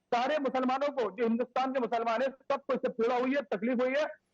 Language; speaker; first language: Hindi; native; Hindi